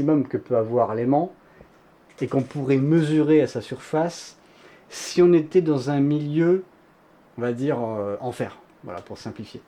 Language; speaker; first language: French; native; French